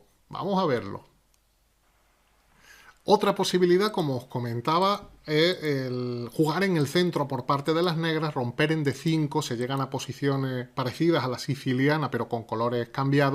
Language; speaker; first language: Spanish; native; Spanish